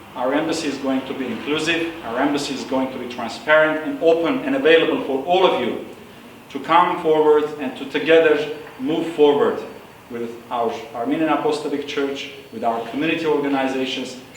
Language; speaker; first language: English; non-native, fluent; Armenian